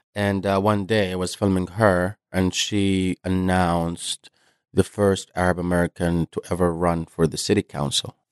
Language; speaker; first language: English; non-native, fluent; Arabic